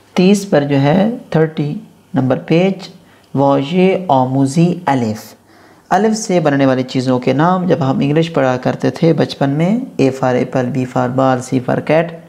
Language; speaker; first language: Urdu; non-native, local second language; Punjabi